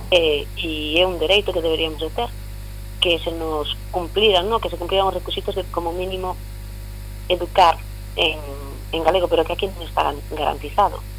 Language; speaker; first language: Galician; non-native, local second language; Spanish